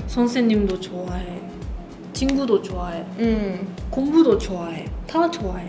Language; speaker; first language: Korean; non-native, learner; Japanese